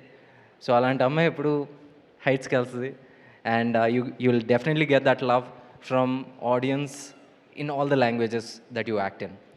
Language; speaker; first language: Telugu; native; Telugu